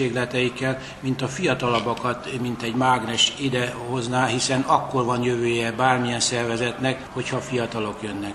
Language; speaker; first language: Hungarian; native; Hungarian